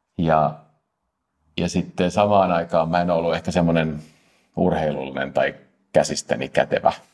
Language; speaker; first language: Finnish; native; Finnish